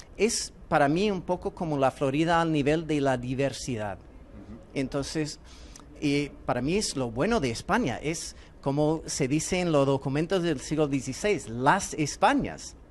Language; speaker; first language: Spanish; non-native, fluent; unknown